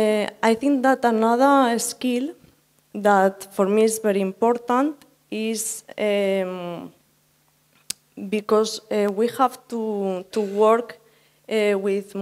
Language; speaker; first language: English; non-native, learner; Spanish